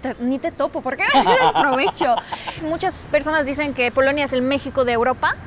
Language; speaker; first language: Spanish; non-native, fluent; Polish